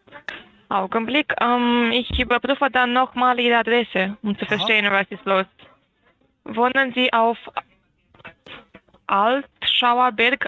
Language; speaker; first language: German; non-native, learner; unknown